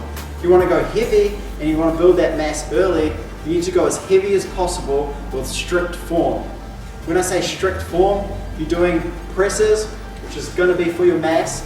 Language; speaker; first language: English; native; English